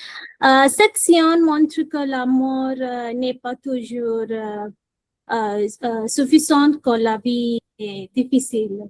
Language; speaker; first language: French; non-native, learner; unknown